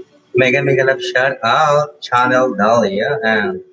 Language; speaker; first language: English; non-native, local second language; Filipino